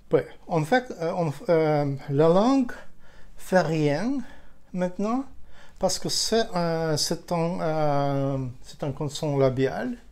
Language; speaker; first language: French; non-native, fluent; Ukrainian